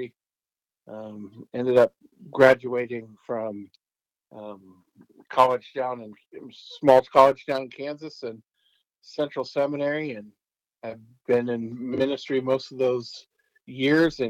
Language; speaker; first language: English; native; English